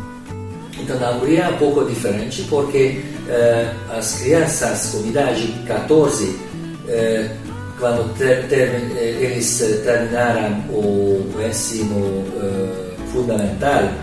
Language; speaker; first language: Portuguese; non-native, learner; Hungarian